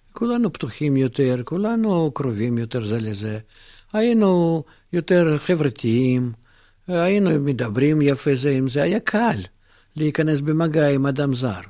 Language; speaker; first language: Hebrew; non-native, fluent; Russian